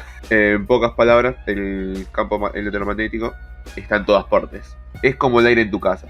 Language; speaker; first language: Spanish; native; Spanish